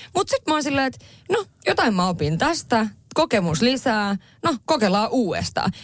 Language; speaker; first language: Finnish; native; Finnish